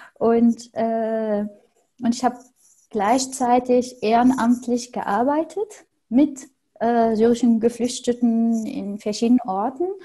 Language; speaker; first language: German; non-native, fluent; Arabic